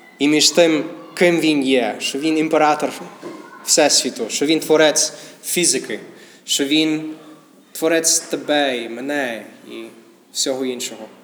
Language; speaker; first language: Ukrainian; non-native, fluent; English